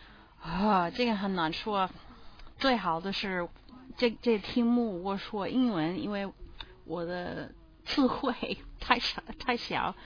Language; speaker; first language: Chinese; non-native, learner; English